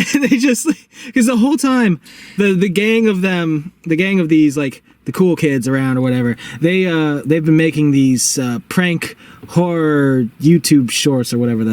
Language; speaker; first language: English; native; English